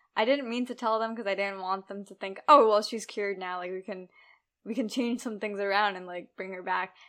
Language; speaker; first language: English; early bilingual, other home language; Urdu